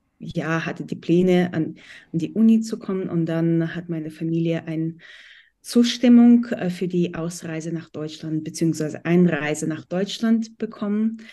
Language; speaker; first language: German; non-native, fluent; Russian